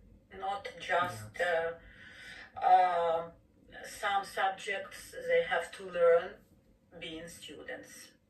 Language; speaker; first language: English; non-native, fluent; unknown